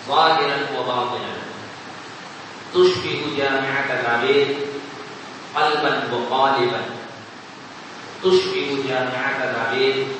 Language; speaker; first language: Arabic; non-native, fluent; Urdu